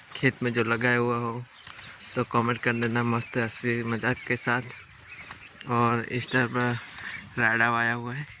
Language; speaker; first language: Hindi; non-native, local second language; Gujarati